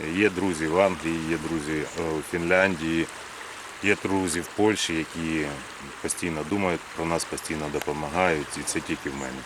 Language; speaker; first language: Ukrainian; native; Ukrainian